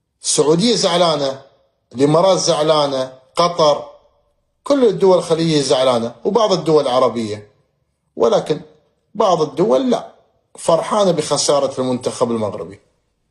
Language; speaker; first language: Arabic; native; Arabic